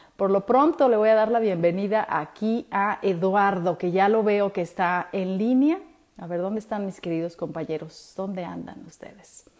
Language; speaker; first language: Spanish; native; Spanish